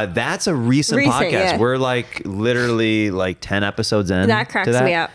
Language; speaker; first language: English; native; English